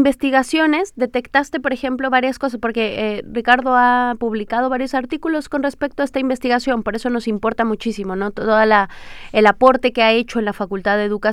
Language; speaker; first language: Spanish; native; Spanish